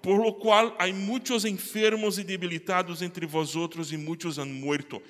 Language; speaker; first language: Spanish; non-native, learner; Portuguese